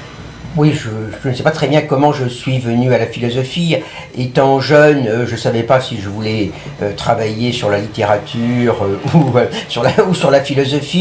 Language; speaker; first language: French; native; French